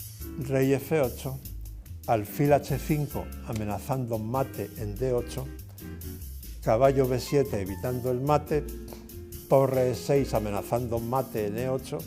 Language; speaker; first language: Spanish; native; Spanish